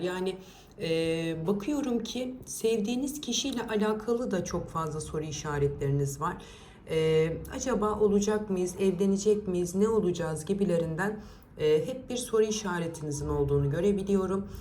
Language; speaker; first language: Turkish; native; Turkish